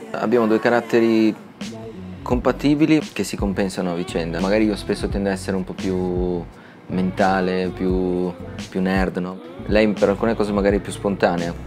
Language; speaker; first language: Italian; native; Italian